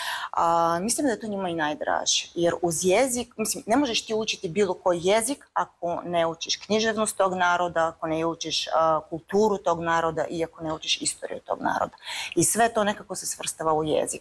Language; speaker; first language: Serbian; non-native, fluent; Bulgarian